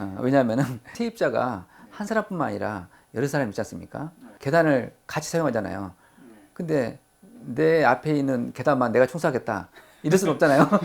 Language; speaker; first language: Korean; native; Korean